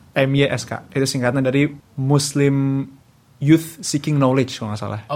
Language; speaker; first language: Indonesian; native; Indonesian